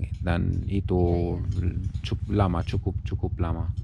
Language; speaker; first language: Indonesian; non-native, learner; Romanian